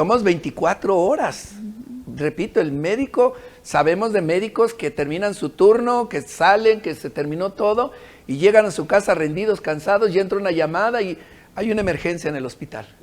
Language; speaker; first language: Spanish; native; Spanish